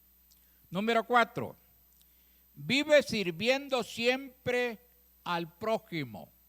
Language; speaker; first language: Spanish; native; Spanish